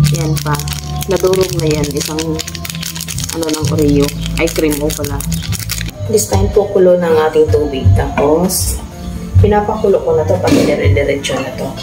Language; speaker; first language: Filipino; non-native, local second language; Cebuano